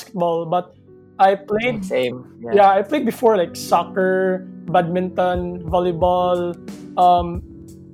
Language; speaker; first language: English; non-native, local second language; Cebuano